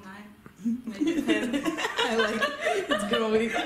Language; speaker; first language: English; non-native, learner; Russian